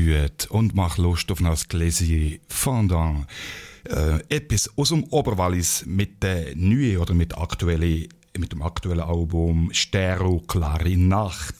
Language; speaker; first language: German; native; German